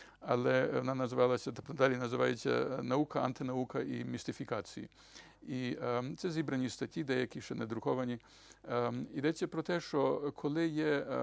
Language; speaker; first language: Ukrainian; early bilingual, heritage; Ukrainian